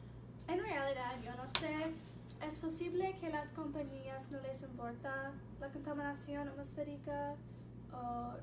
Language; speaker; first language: Spanish; non-native, learner; English